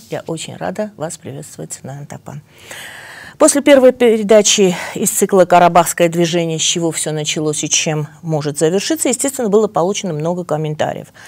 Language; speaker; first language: Russian; non-native, local second language; Armenian